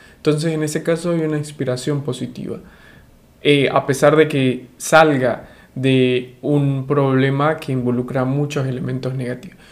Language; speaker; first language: Spanish; native; Spanish